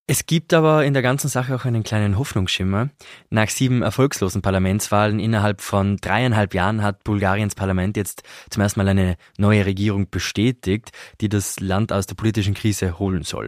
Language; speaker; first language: German; native; German